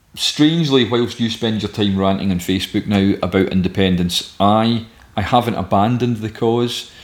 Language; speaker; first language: English; native; English